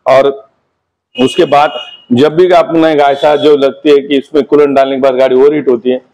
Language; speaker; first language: Hindi; non-native, local second language; Marathi